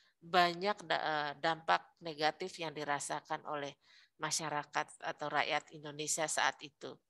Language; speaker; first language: Indonesian; native; Indonesian